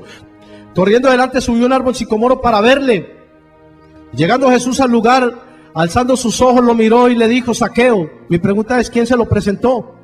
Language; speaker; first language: Spanish; native; Spanish